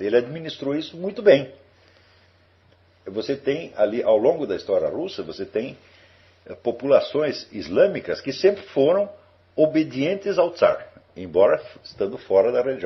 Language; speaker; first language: Portuguese; native; Portuguese